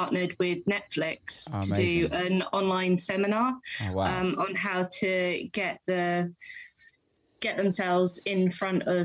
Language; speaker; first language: English; native; English